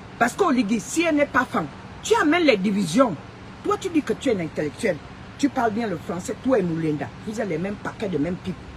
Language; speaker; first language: French; non-native, local second language; Fang